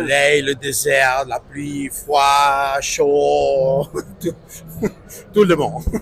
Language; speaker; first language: French; non-native, learner; Italian